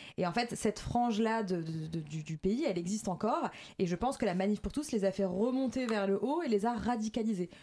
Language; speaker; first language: French; native; French